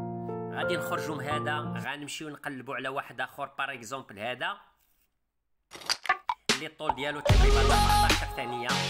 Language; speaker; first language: Arabic; native; Arabic